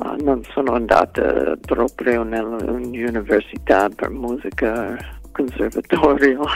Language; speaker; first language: Italian; non-native, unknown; English